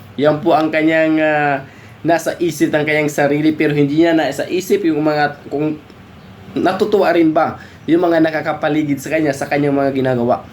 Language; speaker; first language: Filipino; non-native, local second language; Cebuano